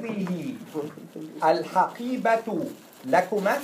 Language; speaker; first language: Arabic; non-native, fluent; English